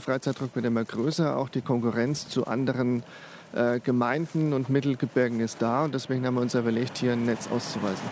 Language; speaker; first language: German; native; German